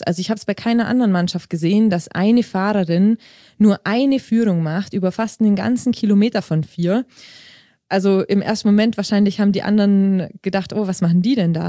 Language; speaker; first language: German; native; German